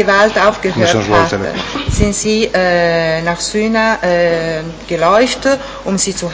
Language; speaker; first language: German; non-native, fluent; Italian